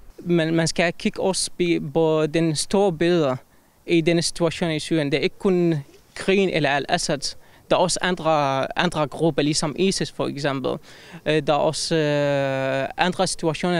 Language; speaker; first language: Danish; non-native, fluent; Arabic